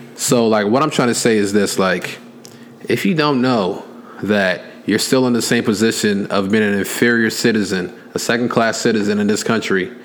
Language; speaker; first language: English; native; English